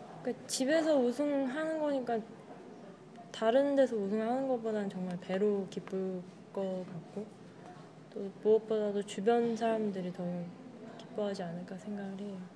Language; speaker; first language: Korean; native; Korean